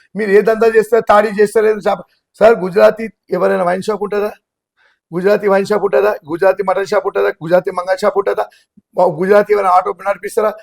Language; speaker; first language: Telugu; non-native, local second language; Gujarati